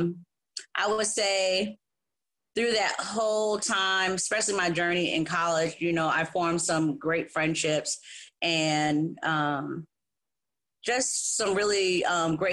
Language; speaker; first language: English; native; English